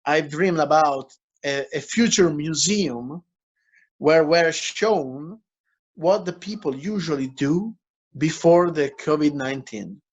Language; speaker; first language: English; non-native, fluent; Italian